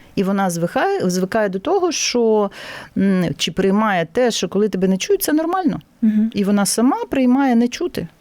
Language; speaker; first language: Ukrainian; non-native, local second language; Russian